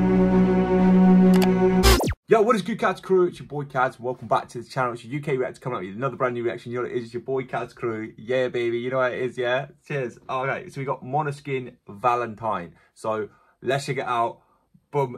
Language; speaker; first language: English; native; English